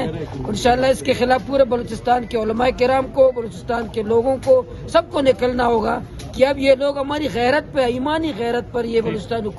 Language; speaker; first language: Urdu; non-native, local second language; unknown